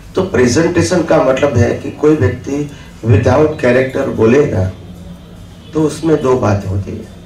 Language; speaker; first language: Hindi; non-native, local second language; Gujarati